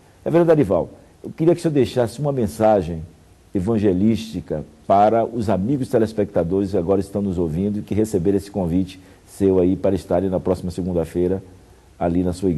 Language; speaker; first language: Portuguese; native; Portuguese